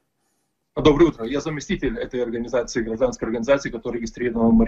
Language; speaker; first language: Russian; non-native, fluent; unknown